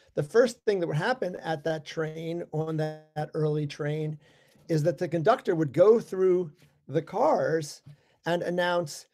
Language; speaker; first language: English; native; English